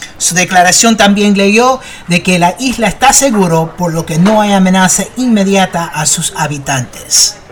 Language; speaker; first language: Spanish; early bilingual, heritage; Spanish